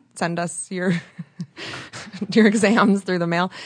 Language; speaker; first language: English; native; English